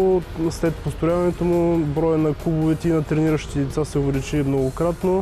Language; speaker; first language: Bulgarian; native; Bulgarian